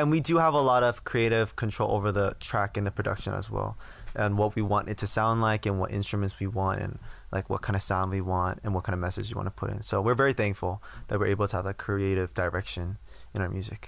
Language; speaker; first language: English; early bilingual, other home language; Korean